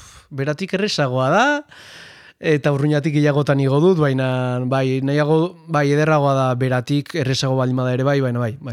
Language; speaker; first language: Basque; non-native, fluent; Spanish